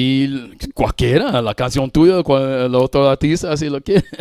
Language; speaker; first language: Spanish; non-native, learner; English